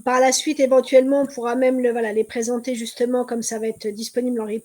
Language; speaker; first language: French; native; French